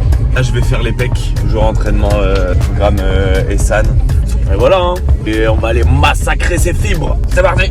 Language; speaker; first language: French; native; French